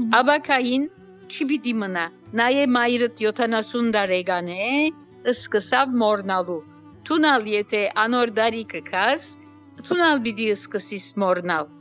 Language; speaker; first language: Armenian; native; Armenian